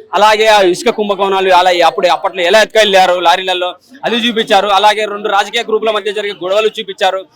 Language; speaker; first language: Telugu; native; Telugu